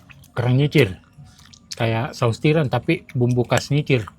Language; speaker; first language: Malay; native; Malay